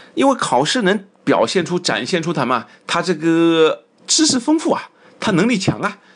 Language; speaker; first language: Chinese; native; Chinese